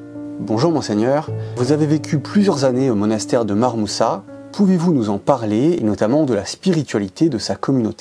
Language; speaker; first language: French; native; French